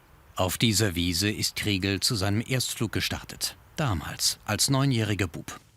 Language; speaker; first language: German; native; German